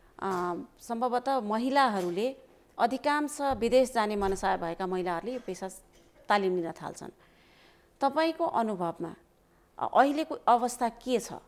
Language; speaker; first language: Nepali; native; Nepali